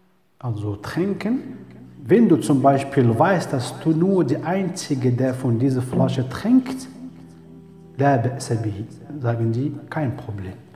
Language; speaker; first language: German; non-native, learner; Arabic